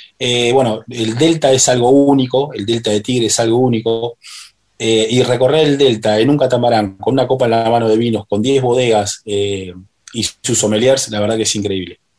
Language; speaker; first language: Spanish; native; Spanish